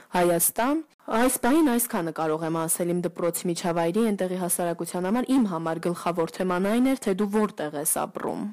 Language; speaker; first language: Armenian; early bilingual, heritage; Armenian